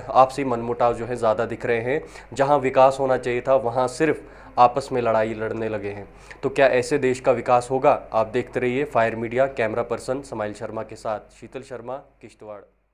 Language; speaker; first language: Hindi; non-native, local second language; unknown